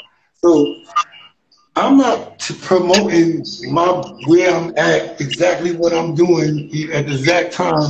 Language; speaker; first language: English; native; English